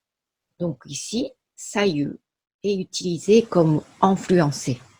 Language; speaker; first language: French; non-native, fluent; Japanese